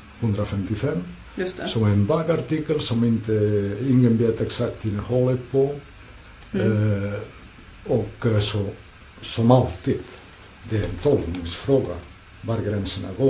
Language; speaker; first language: Swedish; non-native, fluent; Catalan